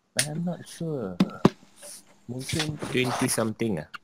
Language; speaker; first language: English; non-native, local second language; Malay